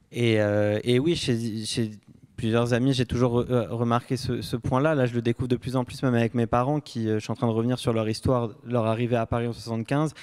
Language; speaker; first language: French; native; French